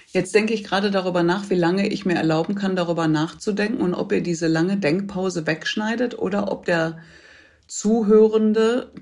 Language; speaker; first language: German; native; German